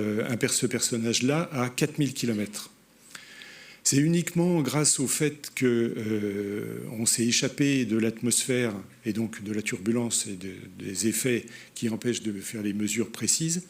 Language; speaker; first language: French; native; French